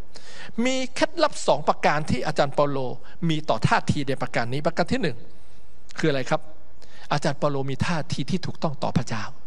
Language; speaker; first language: Thai; native; Thai